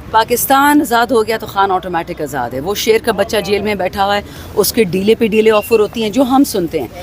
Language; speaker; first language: Urdu; non-native, local second language; Pashto